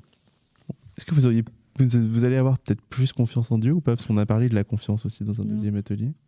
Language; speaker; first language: French; native; French